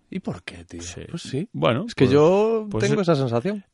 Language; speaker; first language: Spanish; native; Spanish